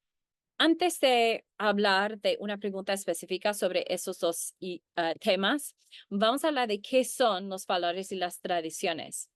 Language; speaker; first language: Spanish; early bilingual, heritage; Spanish